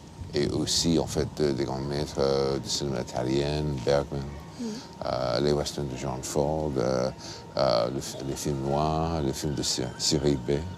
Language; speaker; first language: French; non-native, fluent; English